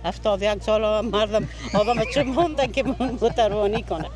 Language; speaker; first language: Persian; native; Persian